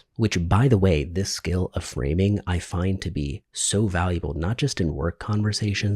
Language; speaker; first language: English; native; English